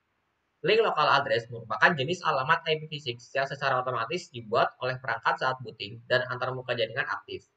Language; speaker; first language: Indonesian; native; Indonesian